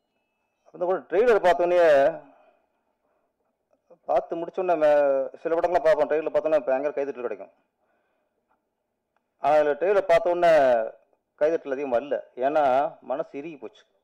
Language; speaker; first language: Tamil; native; Tamil